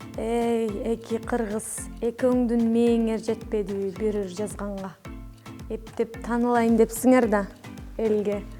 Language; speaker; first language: Kyrgyz; native; Kyrgyz